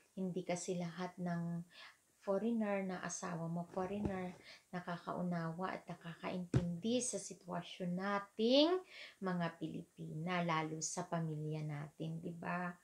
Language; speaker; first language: Filipino; non-native, local second language; Hiligaynon